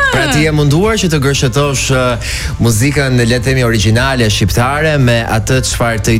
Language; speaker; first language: Albanian; native; Albanian